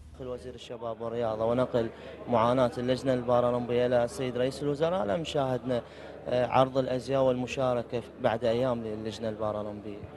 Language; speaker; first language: Arabic; native; Arabic